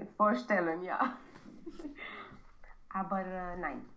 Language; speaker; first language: German; non-native, learner; Romanian